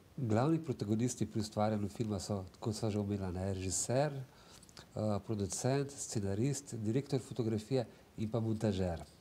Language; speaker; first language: Slovenian; native; Slovenian